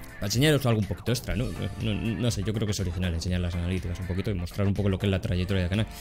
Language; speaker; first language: Spanish; native; Spanish